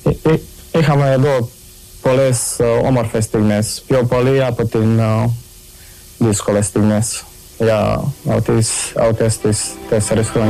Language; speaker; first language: Greek; non-native, learner; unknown